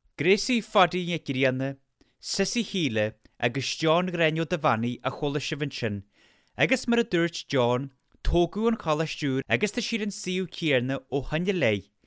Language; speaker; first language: Irish; native; Irish